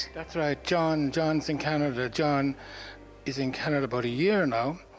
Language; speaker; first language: English; native; English